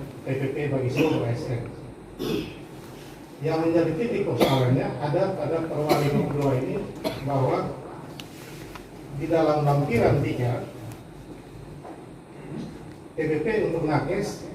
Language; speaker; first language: Indonesian; native; Indonesian